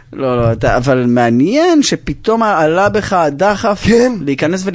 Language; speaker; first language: Hebrew; native; Hebrew